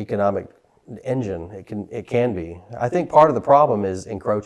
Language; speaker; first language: English; native; English